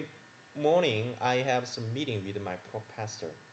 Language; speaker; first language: English; non-native, learner; Korean